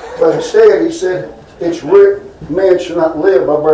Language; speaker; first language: English; native; English